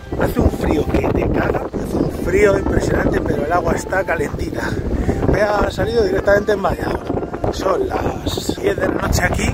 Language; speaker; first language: Spanish; native; Spanish